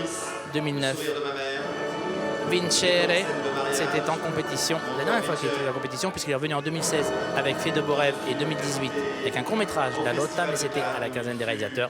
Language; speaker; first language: French; native; French